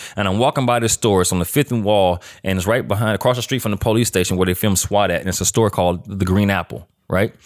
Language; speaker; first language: English; native; English